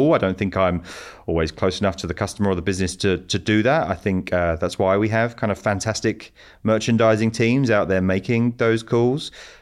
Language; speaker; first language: English; native; English